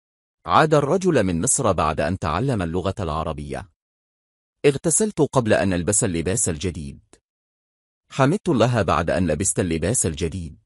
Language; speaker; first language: Arabic; non-native, fluent; Bangla